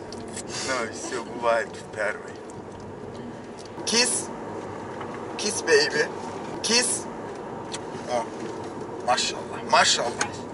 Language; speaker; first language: Russian; non-native, learner; Turkish